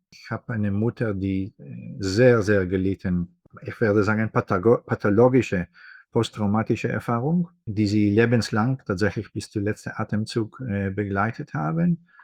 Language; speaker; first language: German; non-native, fluent; Hebrew